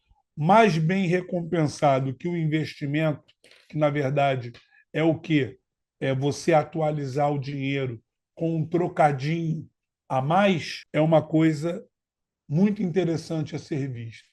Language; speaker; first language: Portuguese; native; Portuguese